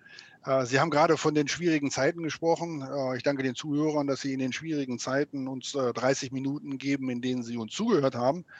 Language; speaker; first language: German; native; German